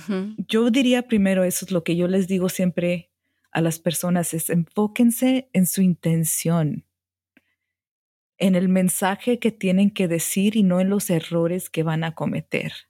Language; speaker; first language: Spanish; early bilingual, heritage; Spanish